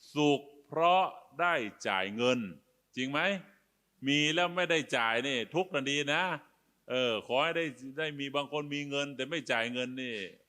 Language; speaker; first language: Thai; native; Thai